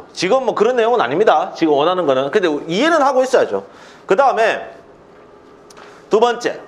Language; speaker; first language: Korean; native; Korean